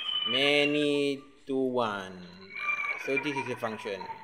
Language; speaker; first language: English; non-native, local second language; Malay